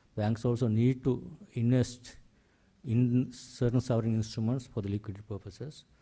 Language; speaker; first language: English; non-native, local second language; Sinhala